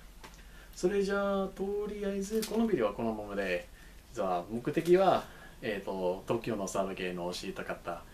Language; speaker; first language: Japanese; non-native, learner; English